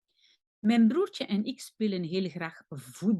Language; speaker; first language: Dutch; non-native, local second language; French